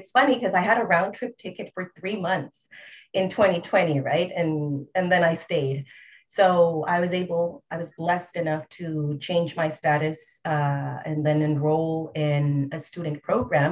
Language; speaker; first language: English; non-native, fluent; Spanish